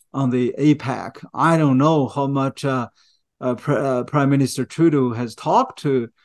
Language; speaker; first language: English; non-native, fluent; Chinese